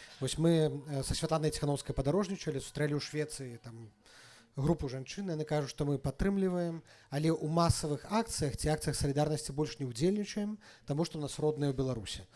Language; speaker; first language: Belarusian; native; Belarusian